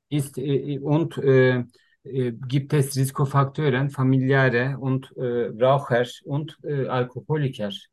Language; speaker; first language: German; non-native, learner; Turkish